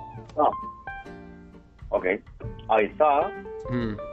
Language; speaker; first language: English; non-native, learner; Spanish